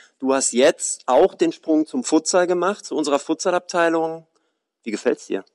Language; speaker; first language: German; native; German